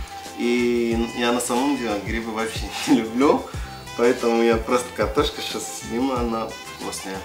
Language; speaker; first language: Russian; non-native, learner; Arabic